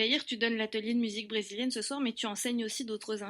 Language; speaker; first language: French; native; French